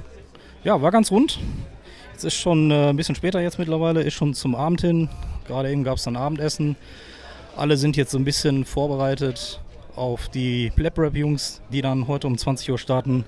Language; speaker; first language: German; native; German